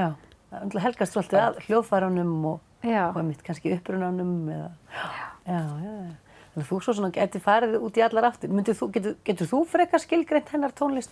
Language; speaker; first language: Icelandic; native; Icelandic